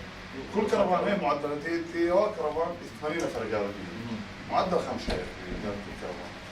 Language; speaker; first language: Arabic; non-native, local second language; Assyrian Neo-Aramaic